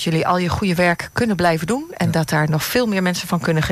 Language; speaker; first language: Dutch; native; Dutch